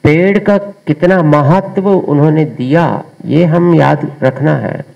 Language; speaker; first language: Hindi; non-native, local second language; Telugu